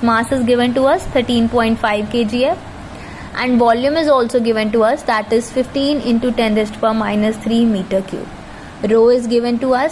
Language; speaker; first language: English; non-native, local second language; Hindi